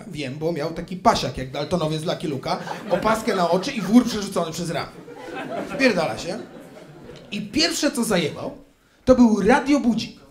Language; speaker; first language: Polish; native; Polish